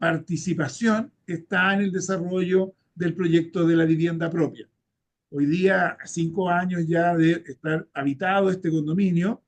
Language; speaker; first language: Spanish; native; Spanish